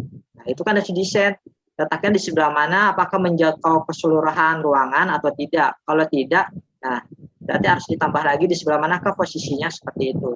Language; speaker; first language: Indonesian; native; Indonesian